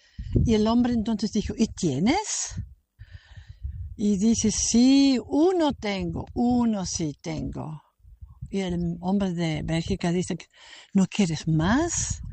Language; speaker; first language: Spanish; non-native, fluent; German